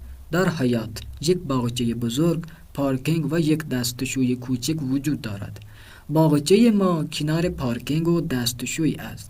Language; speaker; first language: Persian; non-native, fluent; Urdu